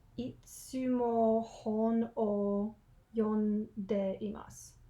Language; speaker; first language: Japanese; non-native, learner; English